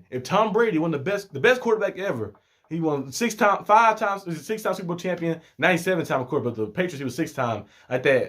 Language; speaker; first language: English; native; English